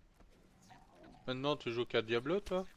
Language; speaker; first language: French; native; French